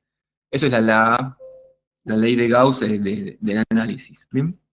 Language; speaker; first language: Spanish; native; Spanish